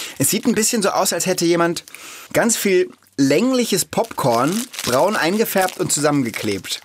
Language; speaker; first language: German; native; German